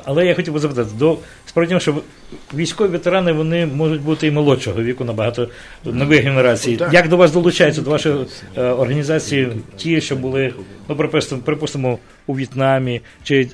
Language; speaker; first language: Ukrainian; native; Ukrainian